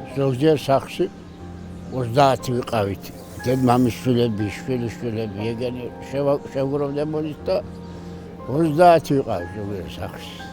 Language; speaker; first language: Georgian; non-native, local second language; Svan